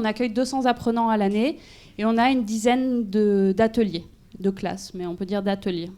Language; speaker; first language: French; native; French